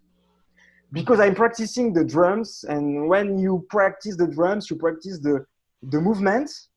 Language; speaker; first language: English; non-native, learner; French